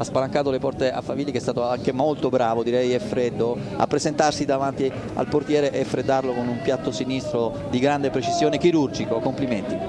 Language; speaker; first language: Italian; native; Italian